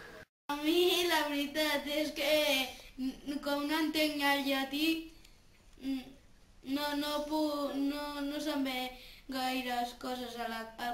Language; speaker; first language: Catalan; non-native, local second language; Spanish